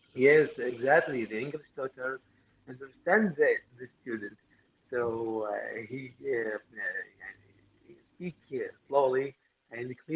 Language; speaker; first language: English; non-native, learner; Arabic